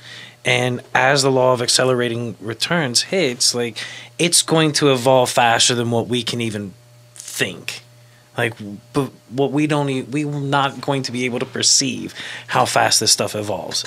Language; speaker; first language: English; native; English